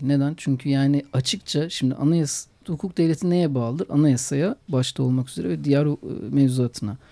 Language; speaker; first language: Turkish; native; Turkish